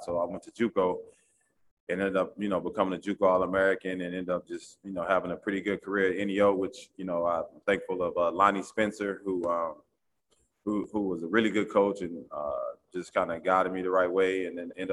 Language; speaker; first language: English; native; English